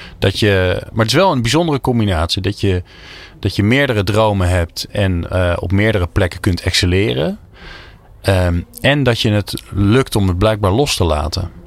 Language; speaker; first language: Dutch; native; Dutch